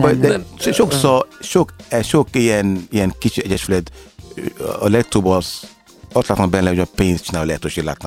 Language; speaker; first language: Hungarian; non-native, learner; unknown